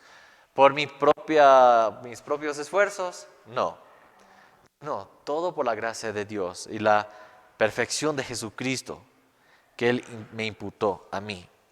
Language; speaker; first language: Spanish; non-native, fluent; English